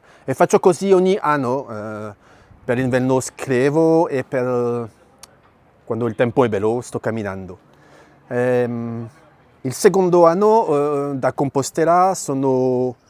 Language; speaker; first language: Italian; non-native, fluent; French